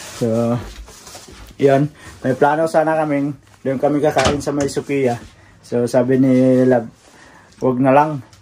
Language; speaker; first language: Filipino; non-native, local second language; Cebuano